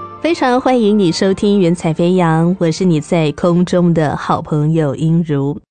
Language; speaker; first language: Chinese; native; Chinese